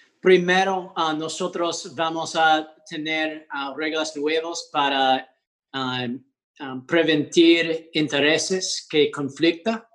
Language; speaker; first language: Spanish; early bilingual, heritage; English